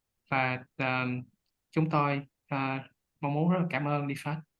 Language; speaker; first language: Vietnamese; native; Vietnamese